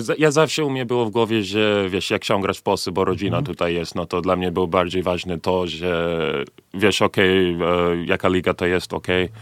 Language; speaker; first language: Polish; early bilingual, heritage; Polish